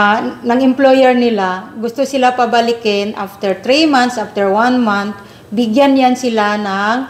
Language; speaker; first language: Filipino; native; Filipino